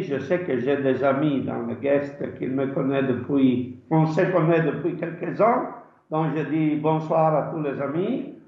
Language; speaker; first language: French; non-native, fluent; Italian